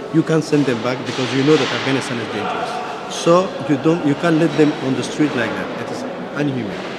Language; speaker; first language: English; non-native, fluent; Persian